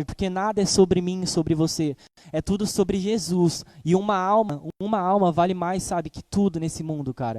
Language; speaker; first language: Portuguese; native; Portuguese